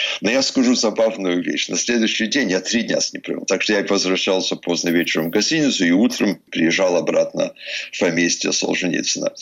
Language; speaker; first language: Russian; early bilingual, heritage; English